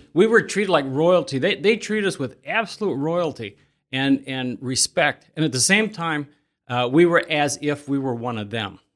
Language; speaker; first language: English; native; English